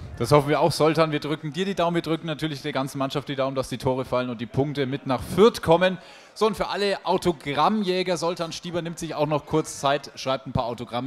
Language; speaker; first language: German; native; German